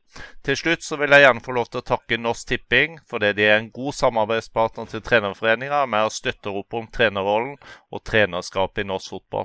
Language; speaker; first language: Norwegian; native; Norwegian